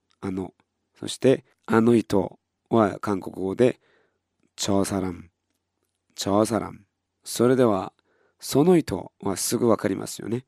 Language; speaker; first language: Japanese; non-native, fluent; Korean